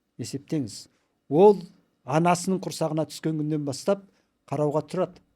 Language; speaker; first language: Kazakh; early bilingual, heritage; Kazakh